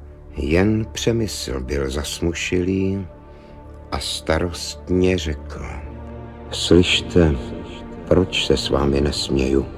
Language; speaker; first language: Czech; native; Czech